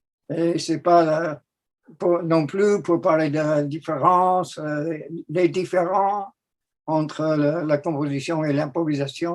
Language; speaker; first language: French; non-native, fluent; English